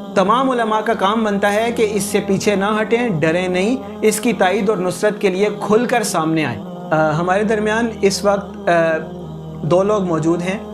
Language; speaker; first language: Urdu; native; Urdu